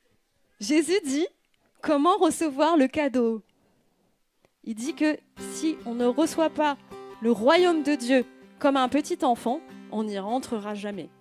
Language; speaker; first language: French; native; French